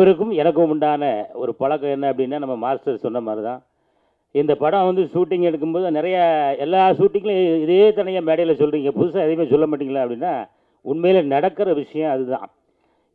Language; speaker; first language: Tamil; native; Tamil